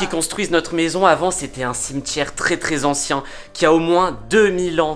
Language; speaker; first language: French; native; French